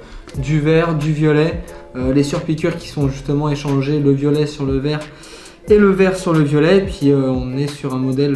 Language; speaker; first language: French; native; French